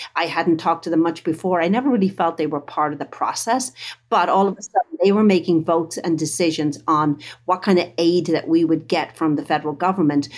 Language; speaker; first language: English; native; English